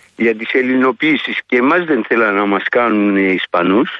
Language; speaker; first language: Greek; native; Greek